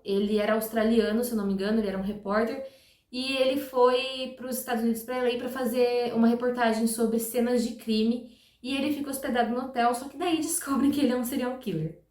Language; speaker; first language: Portuguese; native; Portuguese